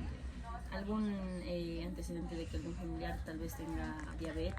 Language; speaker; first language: Spanish; native; Spanish